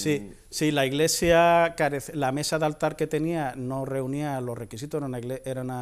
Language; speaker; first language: Spanish; native; Spanish